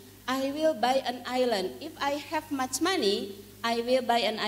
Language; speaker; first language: English; non-native, fluent; Indonesian